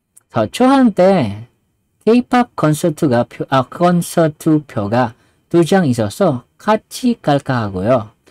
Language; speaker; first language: Korean; non-native, fluent; Filipino